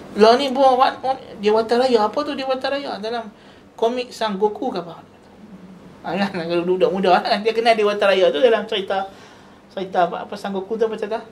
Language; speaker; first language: Malay; native; Malay